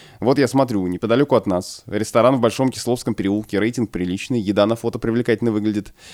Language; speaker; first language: Russian; native; Russian